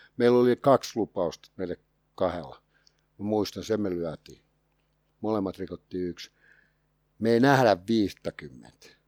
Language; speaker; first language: Finnish; native; Finnish